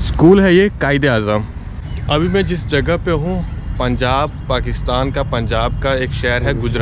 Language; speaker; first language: Hindi; native; Hindi